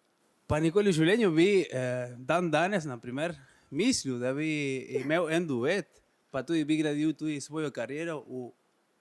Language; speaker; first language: Slovenian; non-native, fluent; Spanish